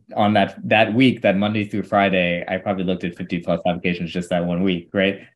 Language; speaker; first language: English; native; English